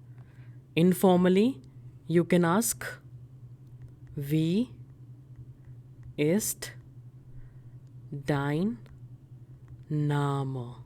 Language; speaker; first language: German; non-native, fluent; Hindi